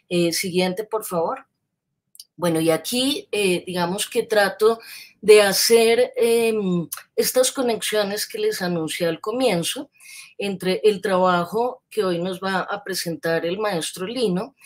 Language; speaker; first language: Spanish; native; Spanish